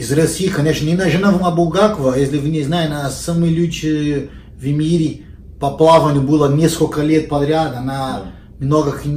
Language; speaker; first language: Russian; non-native, fluent; Portuguese